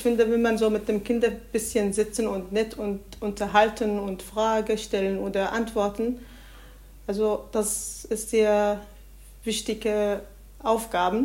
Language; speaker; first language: German; non-native, learner; Arabic